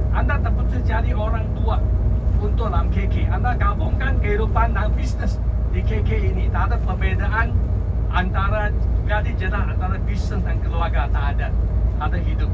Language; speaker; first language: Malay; non-native, local second language; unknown